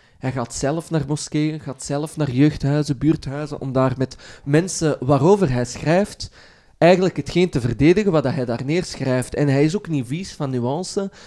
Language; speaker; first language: Dutch; early bilingual, other home language; Arabic